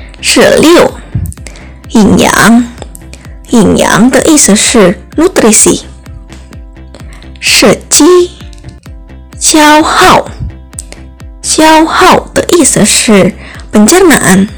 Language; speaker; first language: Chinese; non-native, learner; Indonesian